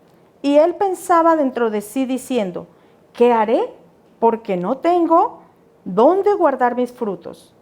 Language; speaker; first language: Spanish; native; Spanish